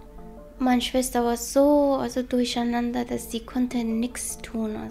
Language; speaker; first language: German; non-native, learner; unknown